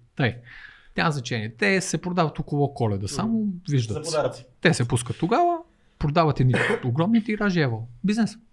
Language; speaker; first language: Bulgarian; native; Bulgarian